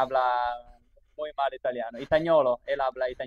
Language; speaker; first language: Spanish; non-native, fluent; Italian